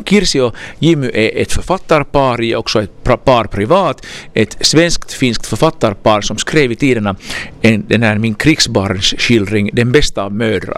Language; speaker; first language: Swedish; native; Swedish